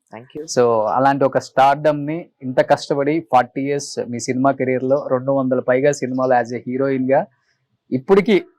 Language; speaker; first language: Telugu; native; Telugu